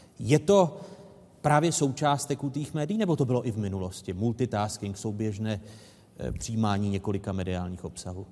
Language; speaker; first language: Czech; native; Czech